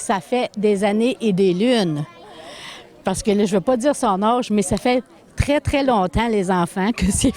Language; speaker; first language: French; native; French